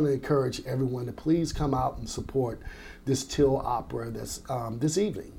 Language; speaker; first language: English; native; English